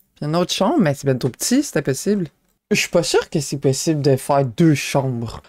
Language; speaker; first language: French; native; French